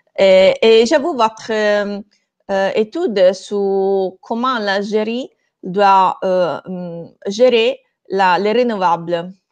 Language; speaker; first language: French; non-native, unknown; Italian